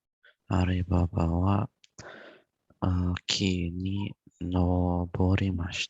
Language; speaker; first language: Japanese; non-native, learner; Indonesian